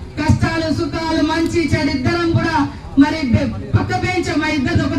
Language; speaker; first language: Telugu; native; Telugu